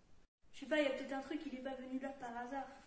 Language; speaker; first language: French; native; French